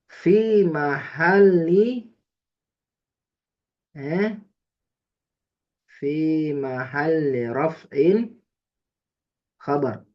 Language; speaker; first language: Arabic; non-native, fluent; Indonesian